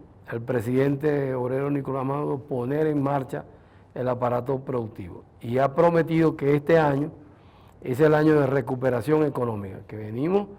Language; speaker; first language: Spanish; native; Spanish